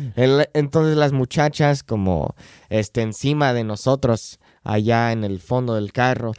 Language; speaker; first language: Spanish; non-native, fluent; English